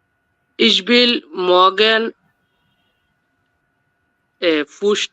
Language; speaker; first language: German; non-native, learner; Bangla